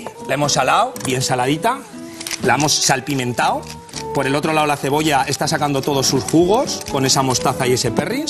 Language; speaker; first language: Spanish; native; Spanish